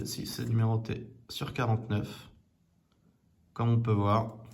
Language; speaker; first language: French; native; French